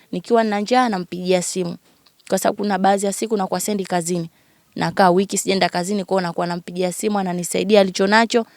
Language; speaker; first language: Swahili; native; Swahili